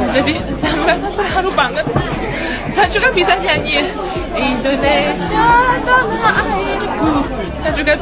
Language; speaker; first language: Indonesian; non-native, fluent; Chinese